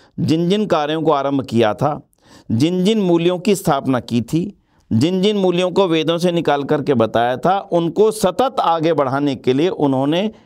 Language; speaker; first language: Hindi; native; Hindi